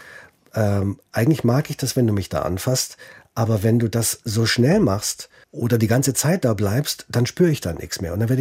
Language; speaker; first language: German; native; German